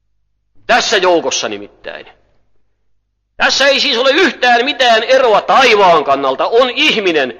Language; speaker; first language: Finnish; native; Finnish